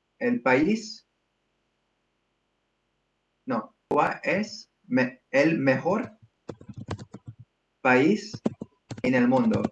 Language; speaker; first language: Spanish; non-native, learner; English